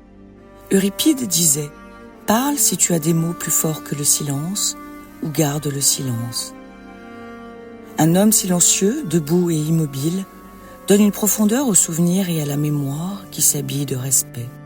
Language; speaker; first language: French; native; French